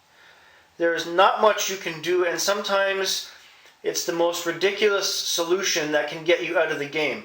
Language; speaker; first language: English; native; English